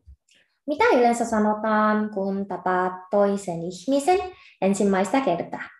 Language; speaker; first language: Finnish; non-native, fluent; Korean